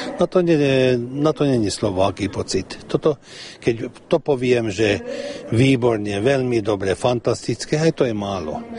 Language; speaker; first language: Slovak; early bilingual, heritage; Slovak